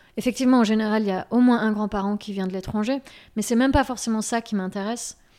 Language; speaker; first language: French; native; French